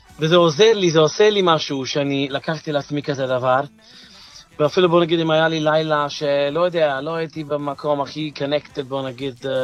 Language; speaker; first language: Hebrew; non-native, fluent; Yiddish